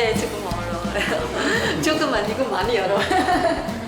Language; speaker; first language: Korean; non-native, learner; Khmer